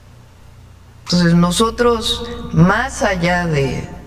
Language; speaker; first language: Spanish; native; Spanish